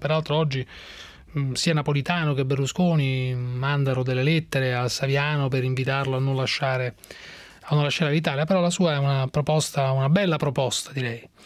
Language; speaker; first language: Italian; native; Italian